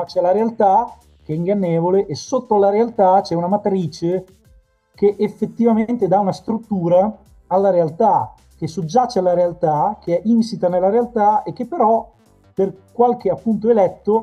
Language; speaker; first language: Italian; native; Italian